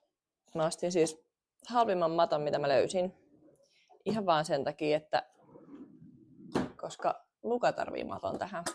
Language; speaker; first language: Finnish; native; Finnish